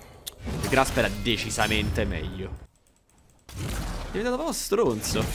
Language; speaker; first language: Italian; native; Italian